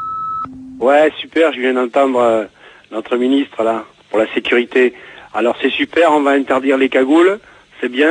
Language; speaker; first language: French; native; French